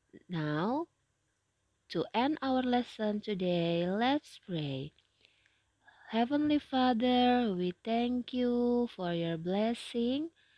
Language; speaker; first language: English; non-native, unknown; Indonesian